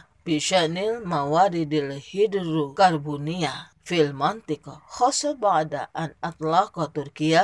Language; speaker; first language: Arabic; non-native, fluent; Indonesian